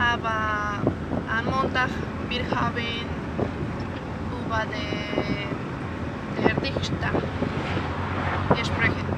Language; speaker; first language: German; non-native, learner; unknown